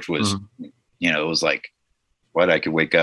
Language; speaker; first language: English; native; English